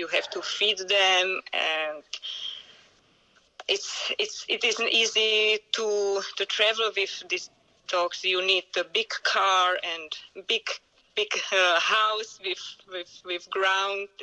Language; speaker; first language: English; non-native, learner; Czech